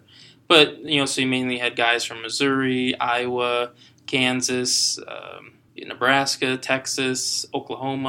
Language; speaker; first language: English; native; English